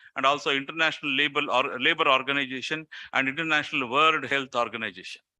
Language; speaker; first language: English; non-native, local second language; Kannada